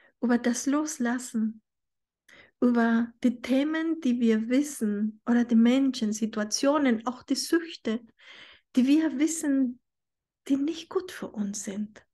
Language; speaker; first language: German; non-native, fluent; Spanish